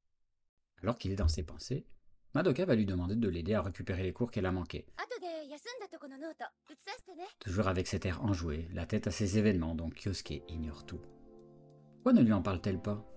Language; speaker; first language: French; native; French